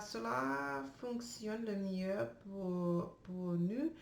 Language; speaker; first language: French; non-native, learner; English